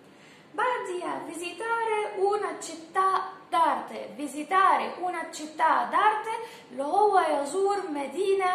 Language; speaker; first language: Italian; non-native, fluent; Arabic